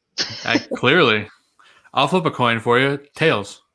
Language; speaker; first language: English; native; English